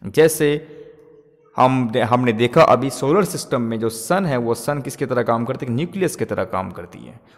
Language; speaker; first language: Hindi; native; Hindi